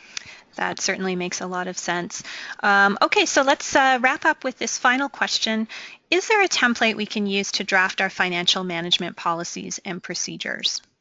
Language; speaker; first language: English; native; English